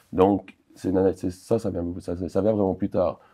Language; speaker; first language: French; native; French